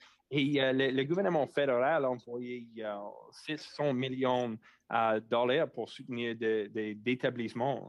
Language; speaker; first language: French; non-native, local second language; English